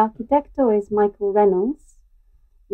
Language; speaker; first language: Spanish; non-native, learner; English